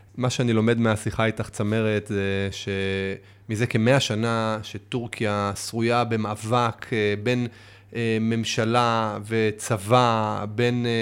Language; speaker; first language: Hebrew; native; Hebrew